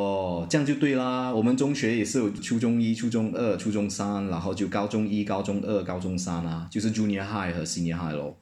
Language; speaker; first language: Chinese; native; Chinese